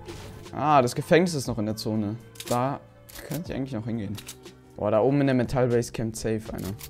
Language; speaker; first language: German; native; German